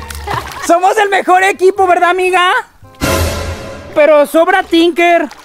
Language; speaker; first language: Spanish; native; Spanish